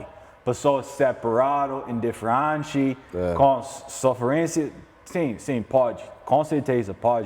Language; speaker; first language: Portuguese; non-native, learner; English